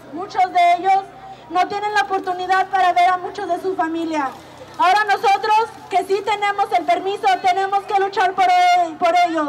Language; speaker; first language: Spanish; early bilingual, heritage; Spanish